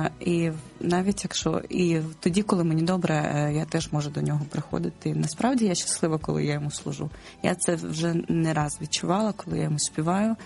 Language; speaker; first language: Ukrainian; non-native, local second language; Russian